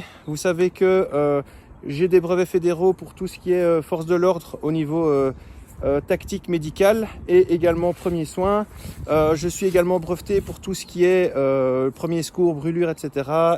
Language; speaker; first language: French; native; French